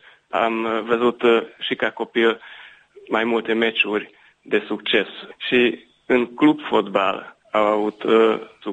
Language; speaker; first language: Romanian; early bilingual, heritage; Romanian